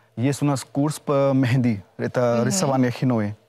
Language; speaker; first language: Russian; non-native, fluent; Hindi